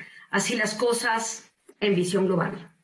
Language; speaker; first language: Spanish; native; Spanish